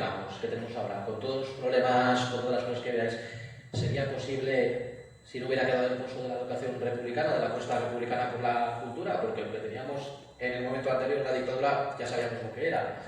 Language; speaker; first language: Spanish; native; Spanish